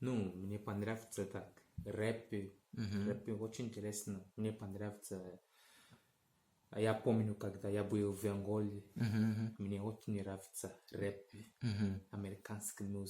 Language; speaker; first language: Russian; non-native, learner; Portuguese